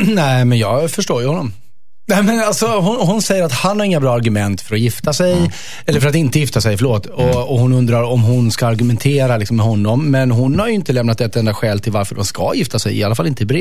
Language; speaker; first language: Swedish; native; Swedish